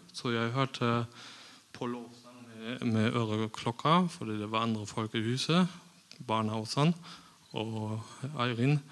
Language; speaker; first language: Norwegian; non-native, fluent; German